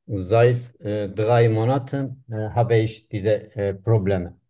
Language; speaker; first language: German; non-native, learner; Turkish